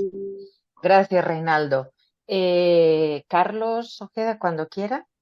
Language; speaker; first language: Spanish; native; Spanish